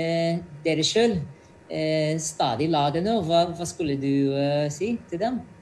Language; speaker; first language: Norwegian; non-native, fluent; English